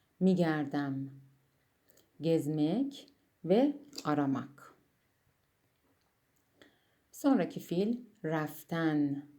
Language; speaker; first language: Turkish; non-native, fluent; Persian